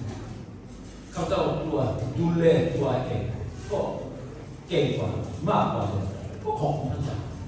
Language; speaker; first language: Thai; non-native, local second language; Lahu